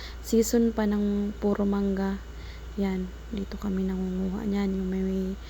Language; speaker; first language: Filipino; non-native, local second language; Cebuano